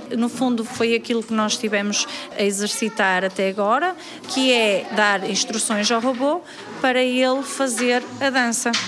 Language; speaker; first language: Portuguese; native; Portuguese